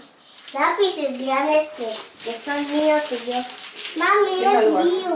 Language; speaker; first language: Spanish; early bilingual, other home language; Haitian Creole